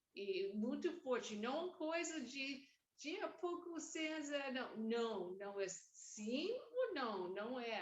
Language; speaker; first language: Portuguese; non-native, learner; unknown